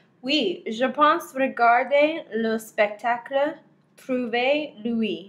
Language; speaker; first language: French; non-native, learner; English